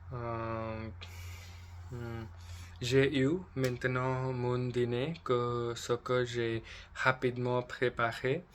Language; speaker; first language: French; non-native, learner; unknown